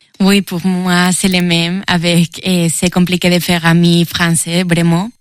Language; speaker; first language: French; non-native, learner; Spanish